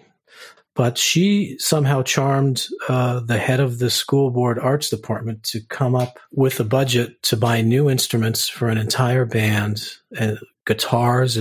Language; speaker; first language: English; native; English